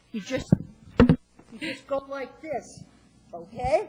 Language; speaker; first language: English; native; English